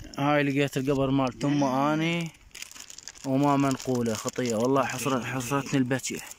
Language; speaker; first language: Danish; non-native, learner; Arabic